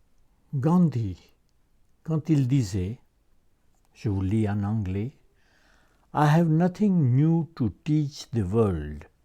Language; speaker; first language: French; non-native, fluent; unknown